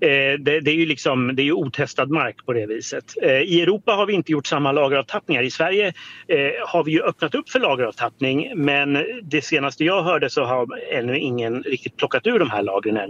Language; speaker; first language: Swedish; native; Swedish